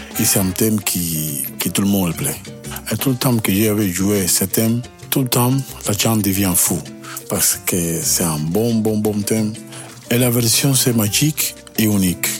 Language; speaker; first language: French; non-native, learner; Spanish